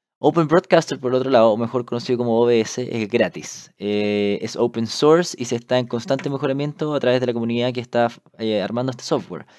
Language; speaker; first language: Spanish; native; Spanish